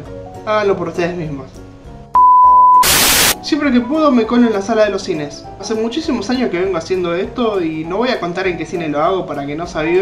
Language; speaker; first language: Spanish; native; Spanish